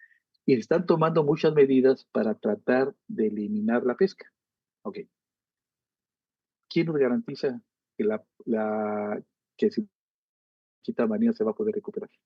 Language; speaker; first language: Spanish; native; Spanish